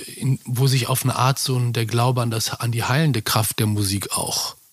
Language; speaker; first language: German; native; German